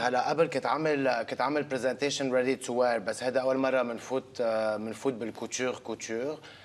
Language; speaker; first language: Arabic; early bilingual, other home language; English